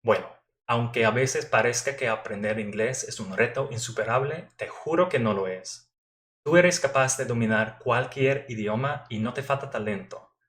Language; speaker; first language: Spanish; non-native, fluent; English